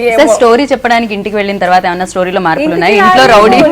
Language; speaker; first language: Telugu; native; Telugu